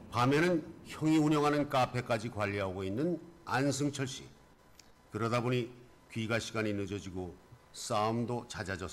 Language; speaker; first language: Korean; native; Korean